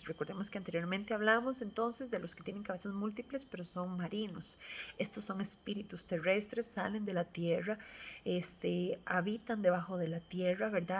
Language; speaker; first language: Spanish; native; Spanish